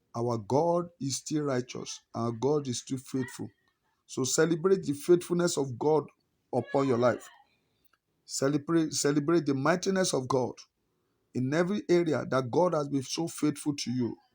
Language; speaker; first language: English; non-native, local second language; Yoruba